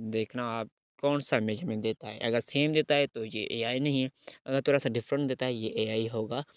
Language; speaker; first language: Urdu; native; Urdu